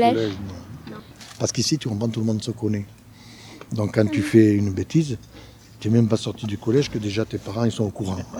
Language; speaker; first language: French; native; French